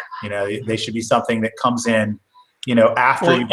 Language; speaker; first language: English; native; English